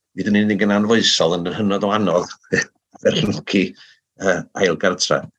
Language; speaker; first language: Welsh; native; Welsh